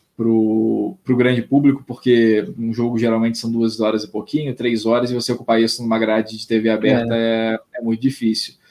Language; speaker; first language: Portuguese; native; Portuguese